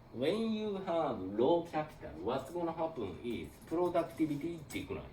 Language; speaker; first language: English; non-native, learner; Japanese